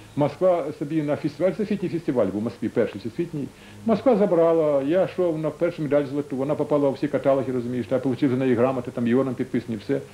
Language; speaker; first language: Ukrainian; native; Ukrainian